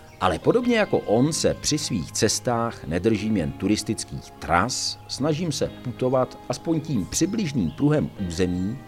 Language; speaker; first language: Czech; native; Czech